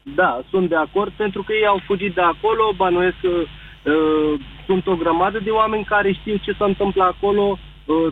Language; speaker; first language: Romanian; early bilingual, heritage; Arabic